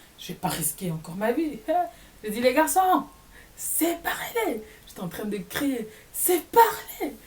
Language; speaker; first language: French; native; French